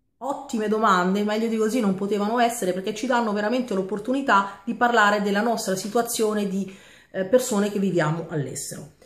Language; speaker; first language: Italian; native; Italian